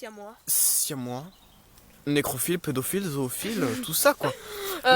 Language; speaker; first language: French; native; French